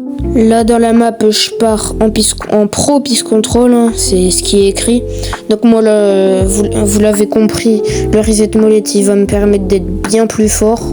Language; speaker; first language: French; native; French